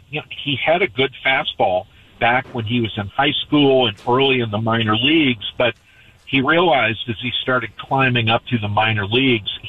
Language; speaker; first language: English; native; English